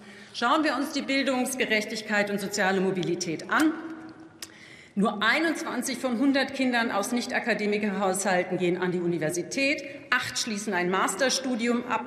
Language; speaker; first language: German; native; German